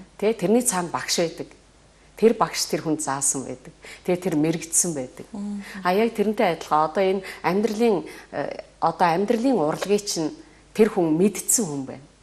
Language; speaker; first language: Mongolian; native; Mongolian